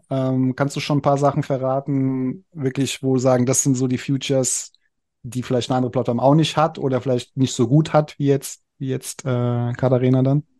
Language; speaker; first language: German; native; German